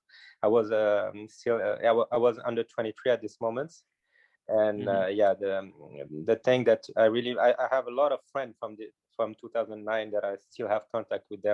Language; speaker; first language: English; non-native, fluent; Arabic